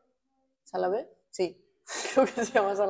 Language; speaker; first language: Spanish; native; Spanish